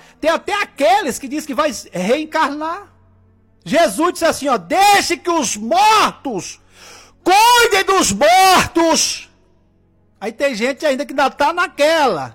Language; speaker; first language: Portuguese; native; Portuguese